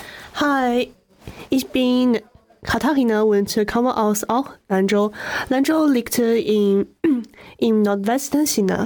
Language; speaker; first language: German; non-native, learner; Chinese